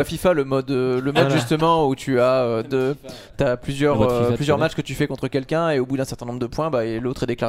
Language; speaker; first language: French; native; French